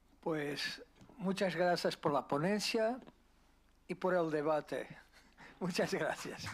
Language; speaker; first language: Spanish; non-native, fluent; Portuguese